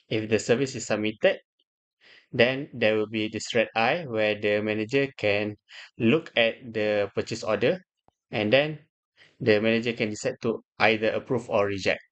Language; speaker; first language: English; non-native, local second language; Malay